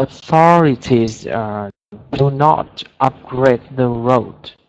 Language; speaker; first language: English; non-native, learner; Vietnamese